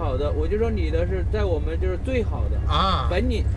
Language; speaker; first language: Chinese; native; Chinese